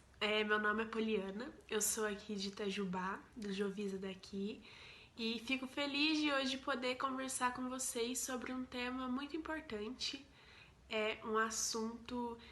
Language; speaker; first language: Portuguese; native; Portuguese